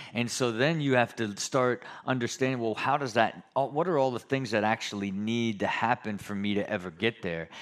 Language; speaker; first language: English; native; English